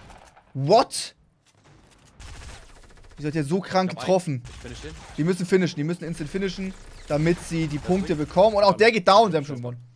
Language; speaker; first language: German; native; German